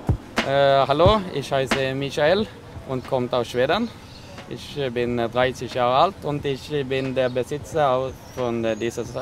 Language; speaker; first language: German; non-native, learner; Swedish